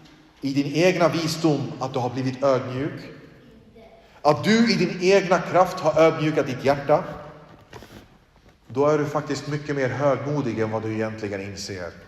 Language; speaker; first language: Swedish; early bilingual, other home language; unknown